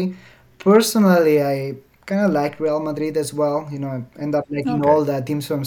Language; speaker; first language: English; non-native, fluent; Spanish